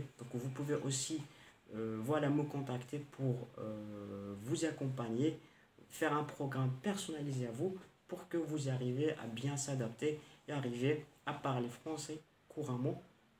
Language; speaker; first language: French; non-native, local second language; Arabic